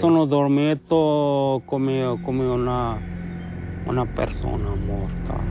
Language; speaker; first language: Italian; non-native, learner; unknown